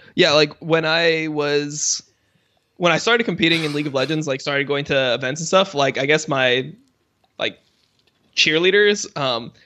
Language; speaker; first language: English; native; English